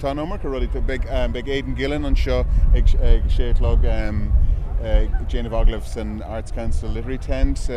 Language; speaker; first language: Irish; non-native, local second language; English